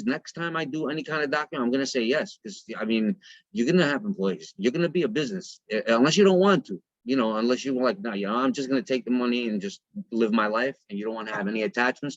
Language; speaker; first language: English; native; English